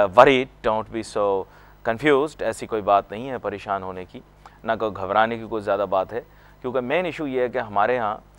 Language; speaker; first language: Urdu; native; Urdu